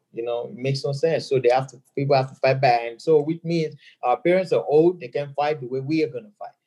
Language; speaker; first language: English; non-native, local second language; Yoruba